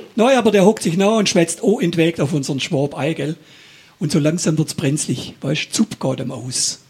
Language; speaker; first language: German; native; German